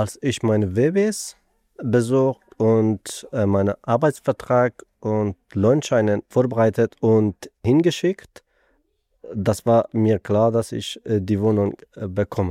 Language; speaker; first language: German; non-native, learner; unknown